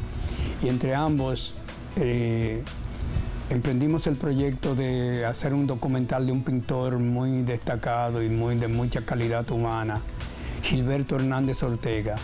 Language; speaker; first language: Spanish; native; Spanish